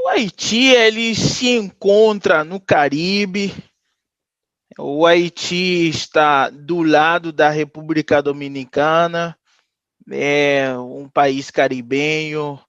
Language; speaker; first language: Portuguese; non-native, fluent; Haitian Creole